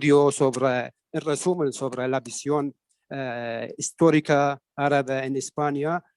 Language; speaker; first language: Spanish; non-native, learner; Arabic